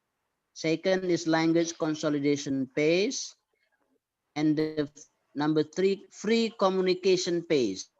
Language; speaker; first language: English; non-native, fluent; Indonesian